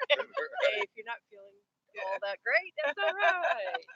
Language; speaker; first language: English; native; English